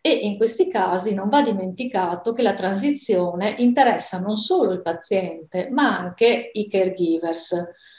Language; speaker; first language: Italian; native; Italian